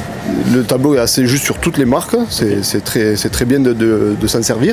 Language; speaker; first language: French; native; French